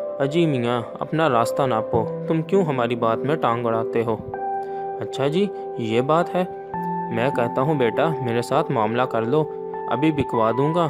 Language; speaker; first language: Urdu; native; Urdu